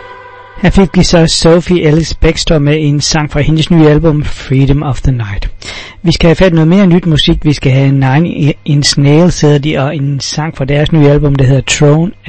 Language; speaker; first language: Danish; native; Danish